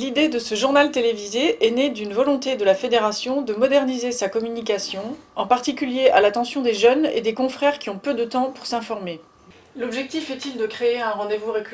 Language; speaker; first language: French; native; French